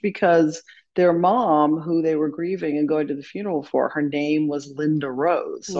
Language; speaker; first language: English; native; English